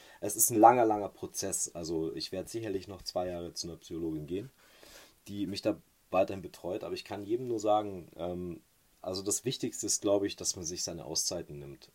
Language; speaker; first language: German; native; German